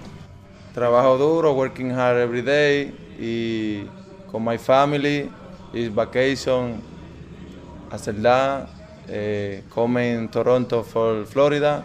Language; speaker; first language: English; non-native, learner; Spanish